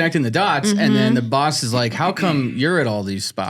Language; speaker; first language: English; native; English